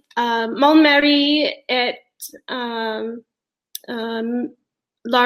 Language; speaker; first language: French; non-native, learner; English